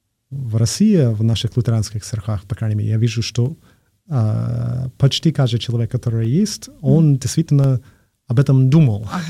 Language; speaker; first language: Russian; non-native, fluent; English